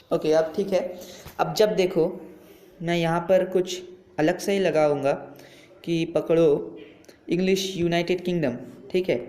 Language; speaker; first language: Hindi; non-native, local second language; Bangla